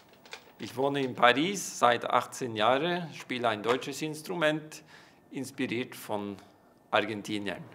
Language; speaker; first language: German; non-native, fluent; Norwegian